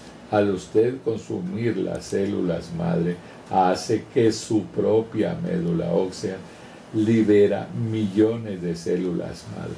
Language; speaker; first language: Spanish; native; Spanish